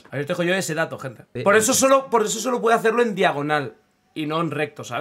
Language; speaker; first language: Spanish; native; Spanish